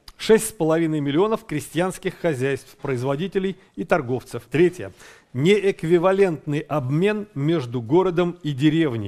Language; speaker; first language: Russian; native; Russian